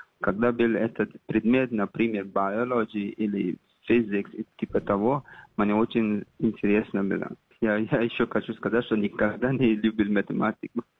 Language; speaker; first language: Russian; non-native, fluent; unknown